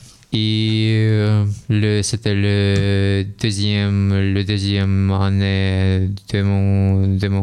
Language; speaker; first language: French; non-native, fluent; Russian